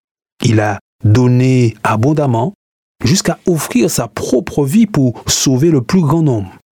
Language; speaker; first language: French; native; French